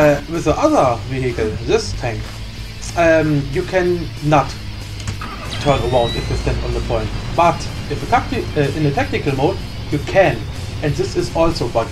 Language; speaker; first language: English; non-native, learner; German